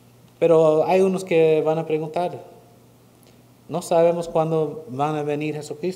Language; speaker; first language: Spanish; non-native, fluent; English